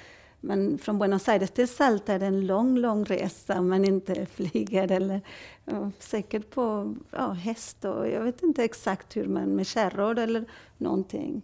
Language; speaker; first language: Swedish; non-native, fluent; Spanish